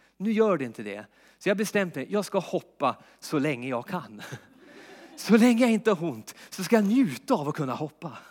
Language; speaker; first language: Swedish; native; Swedish